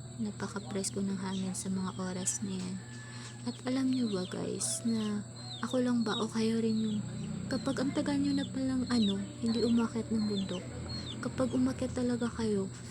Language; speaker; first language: Filipino; non-native, local second language; Bikol